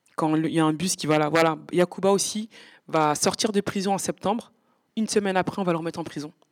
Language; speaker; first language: French; native; French